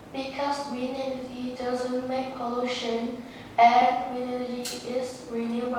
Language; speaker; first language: English; non-native, learner; Vietnamese